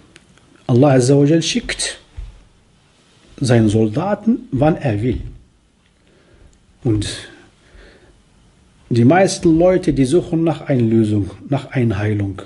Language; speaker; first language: German; non-native, fluent; Arabic